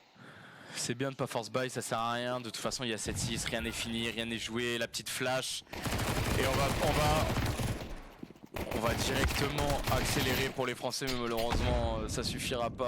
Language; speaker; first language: French; native; French